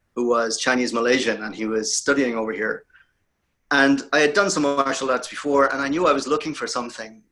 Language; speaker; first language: English; native; English